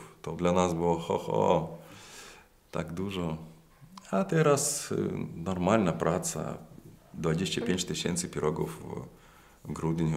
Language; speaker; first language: Polish; non-native, fluent; Russian